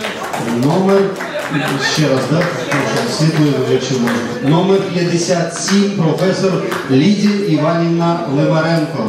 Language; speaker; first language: Ukrainian; native; Ukrainian